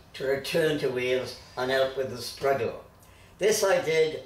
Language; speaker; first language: English; native; English